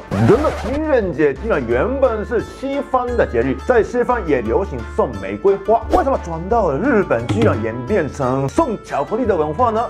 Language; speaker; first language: Chinese; non-native, fluent; Japanese